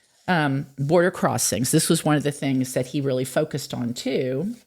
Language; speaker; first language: English; native; English